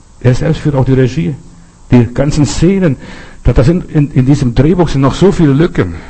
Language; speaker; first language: German; native; German